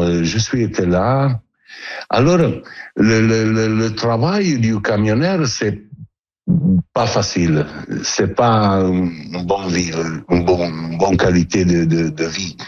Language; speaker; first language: French; non-native, learner; Italian